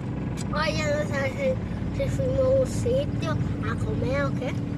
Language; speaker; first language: Spanish; early bilingual, other home language; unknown